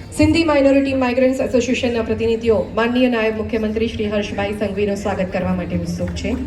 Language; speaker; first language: Gujarati; native; Gujarati